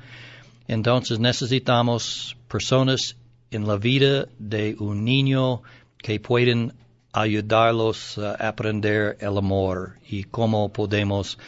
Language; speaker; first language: Spanish; non-native, learner; English